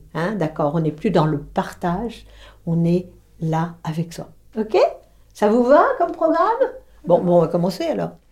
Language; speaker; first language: French; native; French